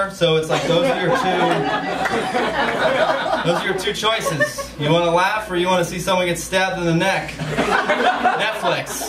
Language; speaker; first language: English; native; English